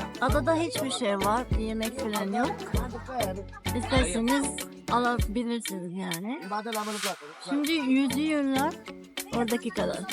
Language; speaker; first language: Turkish; non-native, learner; Arabic